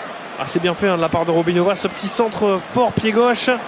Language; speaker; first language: French; native; French